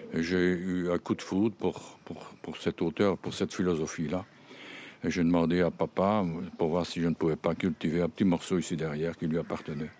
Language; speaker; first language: French; native; French